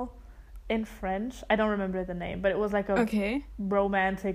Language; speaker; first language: English; non-native, fluent; German